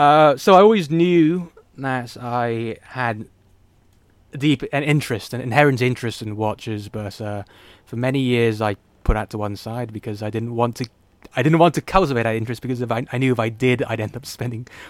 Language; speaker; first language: English; native; English